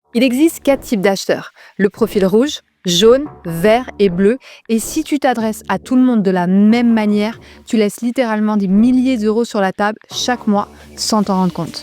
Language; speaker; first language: French; native; French